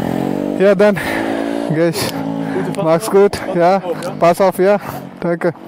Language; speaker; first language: German; non-native, learner; Telugu